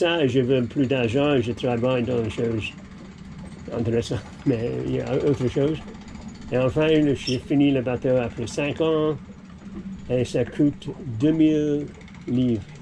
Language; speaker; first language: French; non-native, learner; English